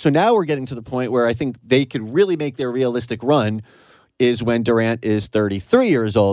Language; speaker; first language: English; native; English